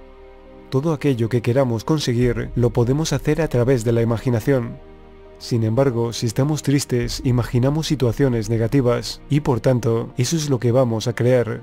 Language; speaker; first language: Spanish; native; Spanish